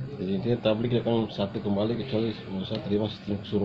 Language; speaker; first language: Indonesian; native; Indonesian